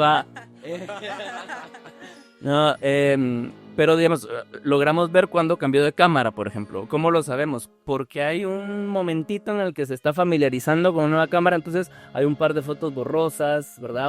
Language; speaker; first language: Spanish; native; Spanish